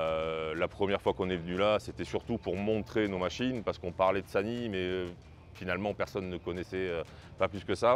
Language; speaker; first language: French; native; French